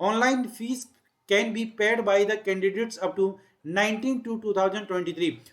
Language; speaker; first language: Hindi; native; Hindi